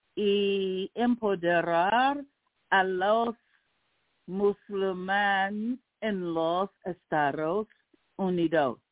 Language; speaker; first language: Spanish; non-native, learner; English